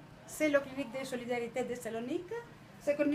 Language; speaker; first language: French; non-native, learner; Greek